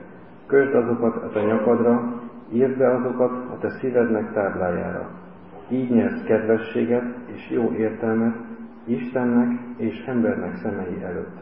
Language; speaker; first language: Hungarian; native; Hungarian